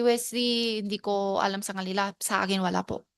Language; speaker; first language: Filipino; non-native, learner; Chinese